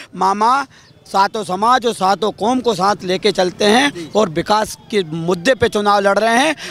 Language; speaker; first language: Hindi; native; Hindi